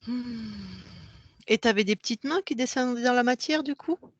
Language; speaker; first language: French; native; French